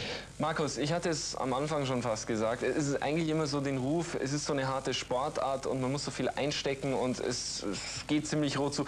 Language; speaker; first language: German; native; German